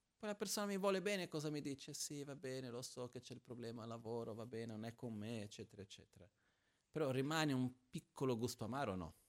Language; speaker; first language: Italian; non-native, fluent; Portuguese